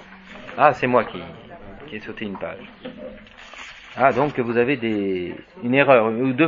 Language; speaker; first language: French; native; French